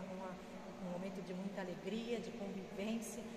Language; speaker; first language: Portuguese; native; Portuguese